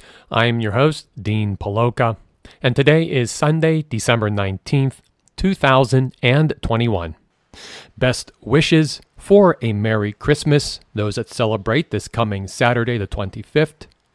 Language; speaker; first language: English; native; English